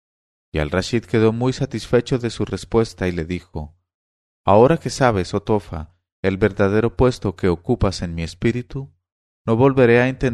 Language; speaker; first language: Spanish; native; Spanish